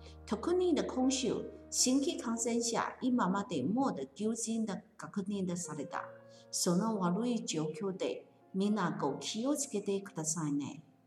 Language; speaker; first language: Japanese; non-native, learner; Chinese